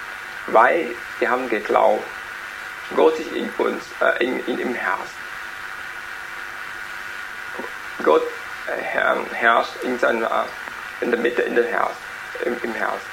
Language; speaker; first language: German; non-native, learner; Vietnamese